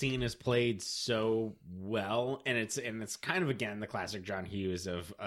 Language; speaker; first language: English; native; English